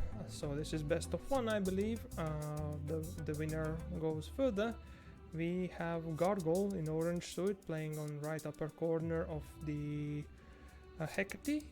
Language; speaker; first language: English; non-native, fluent; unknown